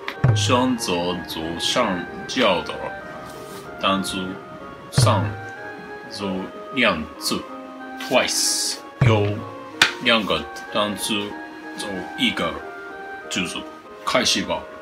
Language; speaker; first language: Chinese; non-native, learner; Japanese